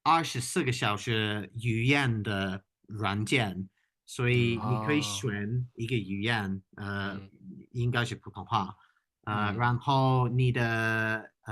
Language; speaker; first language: Chinese; non-native, fluent; English